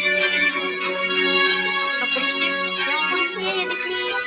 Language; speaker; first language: French; native; French